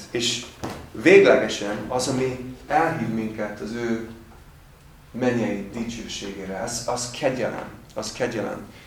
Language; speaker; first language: Hungarian; non-native, fluent; English